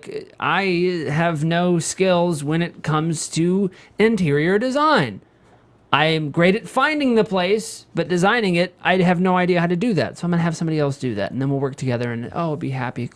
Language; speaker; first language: English; native; English